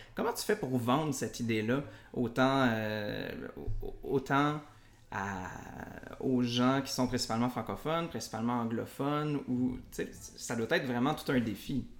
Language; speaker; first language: French; native; French